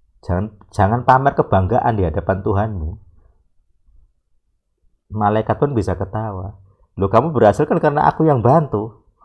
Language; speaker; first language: Indonesian; native; Indonesian